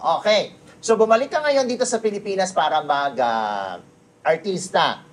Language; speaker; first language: Filipino; native; Filipino